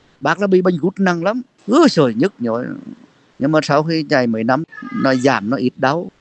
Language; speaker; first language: Vietnamese; native; Vietnamese